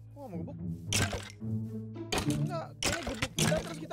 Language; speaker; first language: Indonesian; native; Indonesian